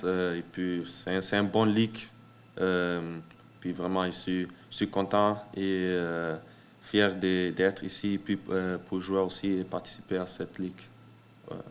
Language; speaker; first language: French; early bilingual, heritage; French